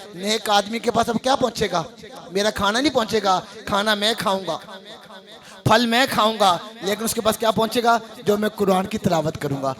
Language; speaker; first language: Urdu; non-native, local second language; Punjabi